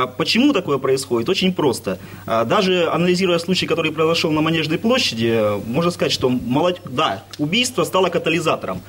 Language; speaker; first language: Russian; native; Russian